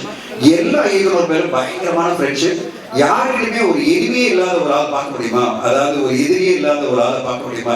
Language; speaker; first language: Tamil; native; Tamil